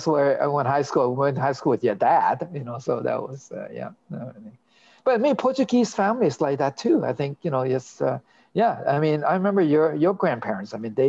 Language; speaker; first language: English; non-native, local second language; Cantonese